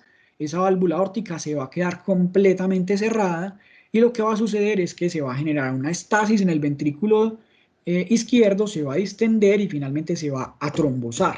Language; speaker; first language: Spanish; native; Spanish